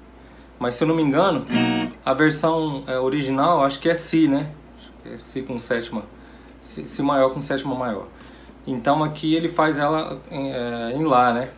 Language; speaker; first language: Portuguese; native; Portuguese